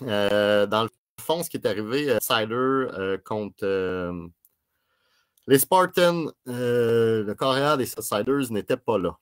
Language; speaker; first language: French; native; French